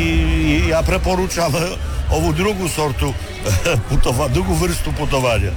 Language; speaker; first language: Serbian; non-native, learner; Polish